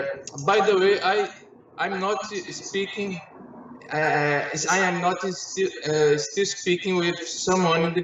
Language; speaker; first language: English; non-native, learner; Portuguese